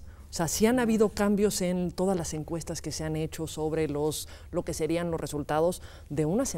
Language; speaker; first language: Spanish; native; Spanish